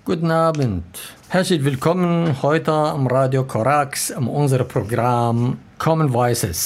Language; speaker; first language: German; non-native, learner; Arabic